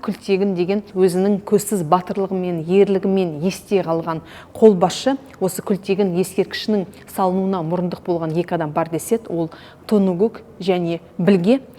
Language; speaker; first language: Kazakh; native; Kazakh